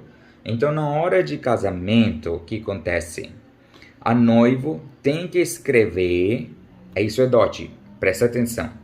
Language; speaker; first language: Portuguese; non-native, learner; Urdu